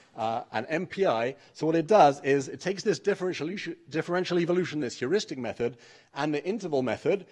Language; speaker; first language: English; native; English